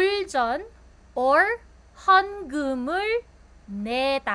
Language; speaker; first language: Korean; non-native, fluent; Filipino